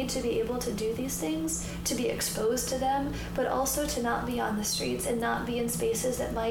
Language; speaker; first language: English; native; English